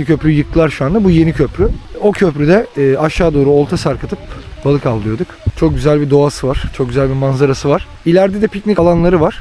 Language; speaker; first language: Turkish; native; Turkish